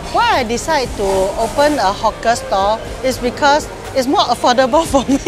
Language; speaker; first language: English; non-native, local second language; Min Nan Chinese